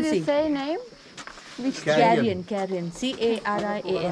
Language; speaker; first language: English; non-native, fluent; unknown